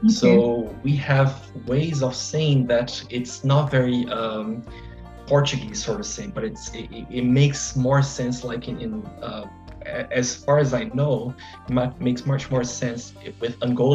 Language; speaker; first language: English; non-native, fluent; Portuguese